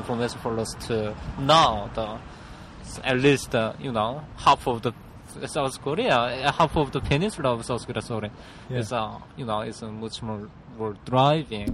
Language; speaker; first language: English; non-native, learner; Korean